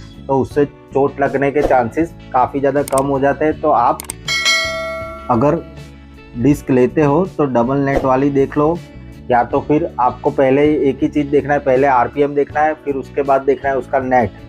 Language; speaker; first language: Hindi; native; Hindi